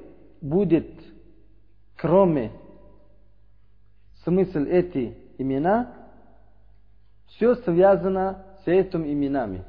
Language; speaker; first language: Russian; non-native, learner; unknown